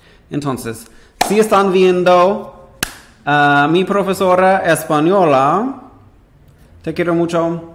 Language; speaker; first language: Spanish; non-native, fluent; English